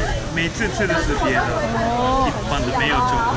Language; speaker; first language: Chinese; non-native, fluent; Japanese